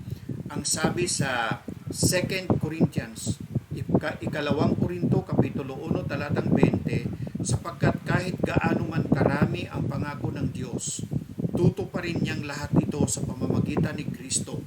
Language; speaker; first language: Filipino; native; Filipino